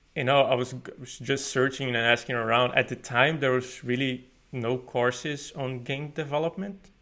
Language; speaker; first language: English; non-native, fluent; Portuguese